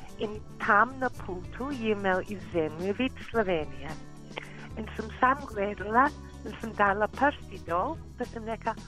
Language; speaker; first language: Slovenian; non-native, learner; English